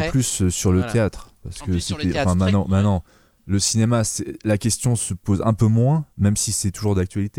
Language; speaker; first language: French; native; French